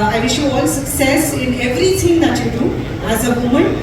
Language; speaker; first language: English; non-native, local second language; Kannada